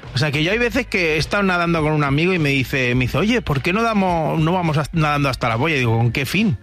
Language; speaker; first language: Spanish; native; Spanish